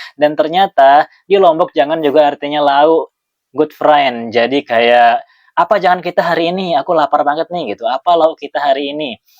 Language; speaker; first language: Indonesian; non-native, local second language; Sasak